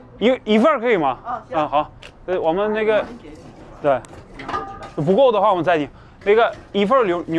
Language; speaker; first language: Chinese; non-native, fluent; Russian